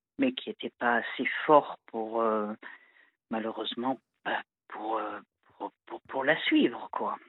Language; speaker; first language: French; native; French